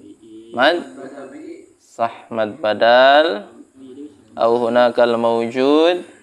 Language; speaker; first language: Arabic; non-native, fluent; Indonesian